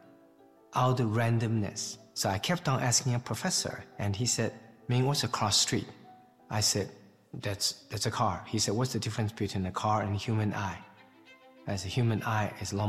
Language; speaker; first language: English; non-native, fluent; Chinese